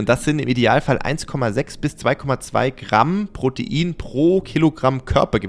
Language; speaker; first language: German; native; German